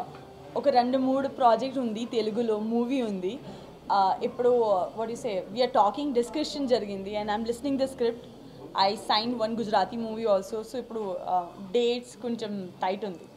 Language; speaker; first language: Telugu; non-native, learner; Gujarati